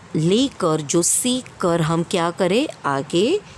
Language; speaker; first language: Hindi; non-native, local second language; Marathi